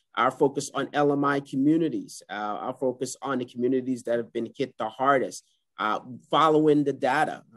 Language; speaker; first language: English; native; English